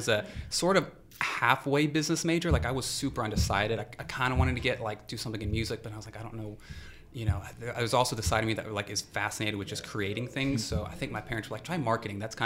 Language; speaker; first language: English; native; English